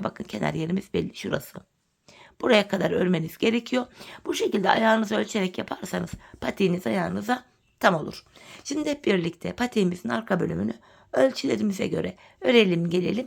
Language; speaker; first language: Turkish; native; Turkish